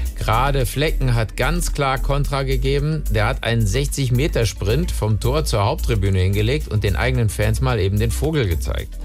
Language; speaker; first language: German; native; German